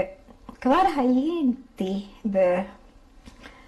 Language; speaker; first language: Hebrew; non-native, fluent; Hungarian